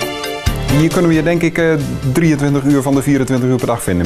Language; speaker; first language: Dutch; native; Dutch